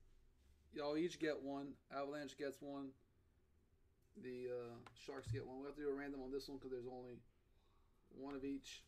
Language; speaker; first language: English; native; English